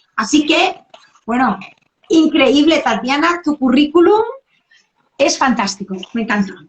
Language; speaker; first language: Spanish; native; Spanish